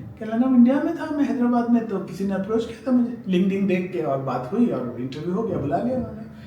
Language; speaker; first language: Urdu; native; Urdu